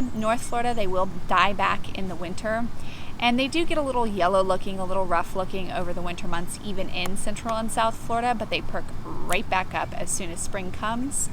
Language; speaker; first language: English; native; English